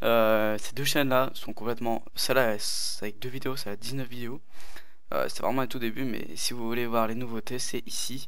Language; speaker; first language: French; native; French